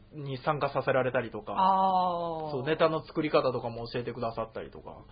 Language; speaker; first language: Japanese; native; Japanese